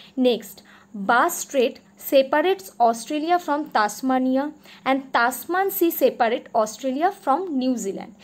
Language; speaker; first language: English; non-native, local second language; Bangla